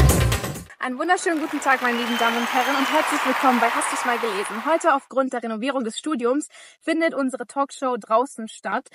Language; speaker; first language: German; non-native, fluent; Italian